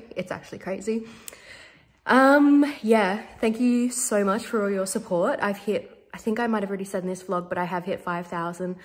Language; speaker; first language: English; native; English